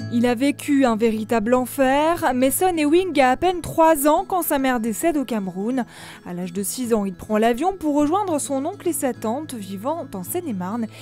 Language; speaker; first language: French; native; French